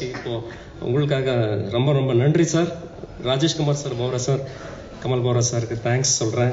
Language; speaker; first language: Tamil; non-native, learner; Kannada